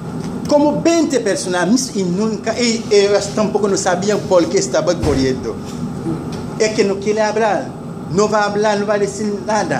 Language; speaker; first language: Spanish; non-native, fluent; Haitian Creole